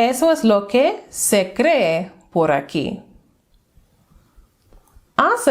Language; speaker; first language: Spanish; non-native, fluent; English